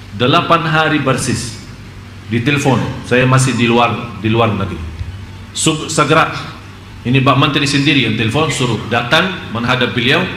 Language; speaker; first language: Indonesian; non-native, fluent; Arabic